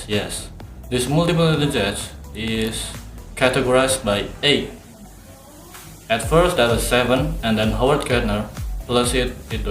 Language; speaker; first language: English; non-native, learner; Indonesian